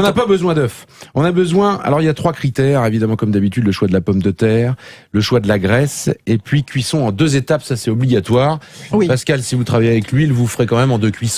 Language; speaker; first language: French; native; French